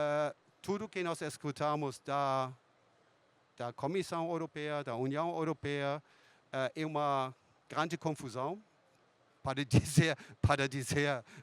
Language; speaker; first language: Portuguese; non-native, fluent; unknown